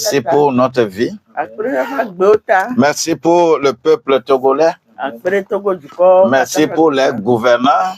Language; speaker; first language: French; non-native, local second language; Ewe